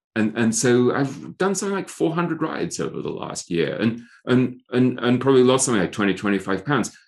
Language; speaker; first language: English; native; English